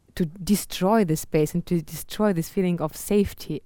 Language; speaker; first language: English; non-native, fluent; Russian